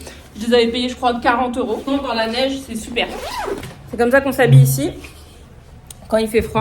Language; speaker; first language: French; native; French